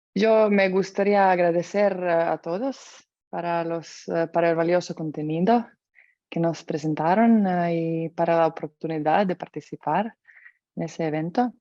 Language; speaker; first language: Spanish; non-native, fluent; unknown